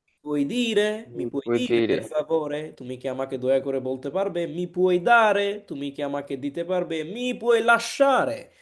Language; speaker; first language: Italian; non-native, learner; Bangla